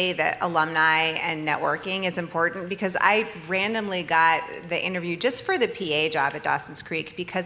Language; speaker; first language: English; native; English